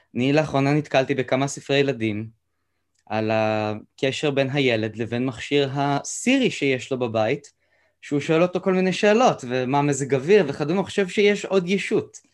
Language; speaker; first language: Hebrew; native; Hebrew